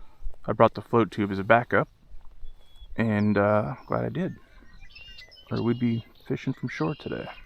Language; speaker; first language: English; native; English